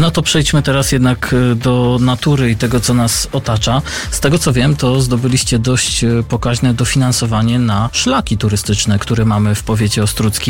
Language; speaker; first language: Polish; native; Polish